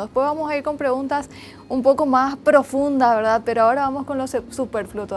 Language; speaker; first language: Spanish; native; Spanish